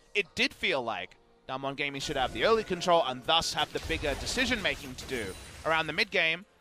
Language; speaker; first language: English; native; English